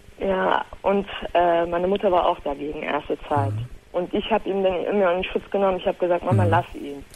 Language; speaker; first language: German; early bilingual, other home language; Turkish